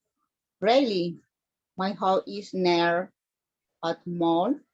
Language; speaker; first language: English; non-native, learner; Spanish